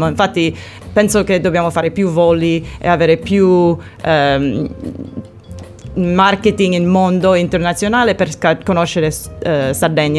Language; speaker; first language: Italian; non-native, learner; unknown